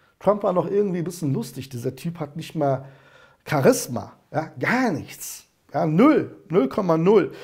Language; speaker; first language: German; early bilingual, other home language; Turkish